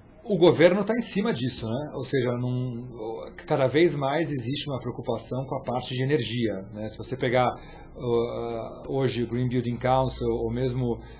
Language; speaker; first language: Portuguese; native; Portuguese